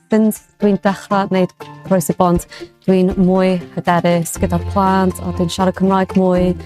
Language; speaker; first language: Welsh; non-native, learner; English